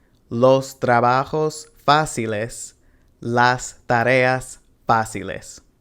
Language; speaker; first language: Spanish; non-native, fluent; English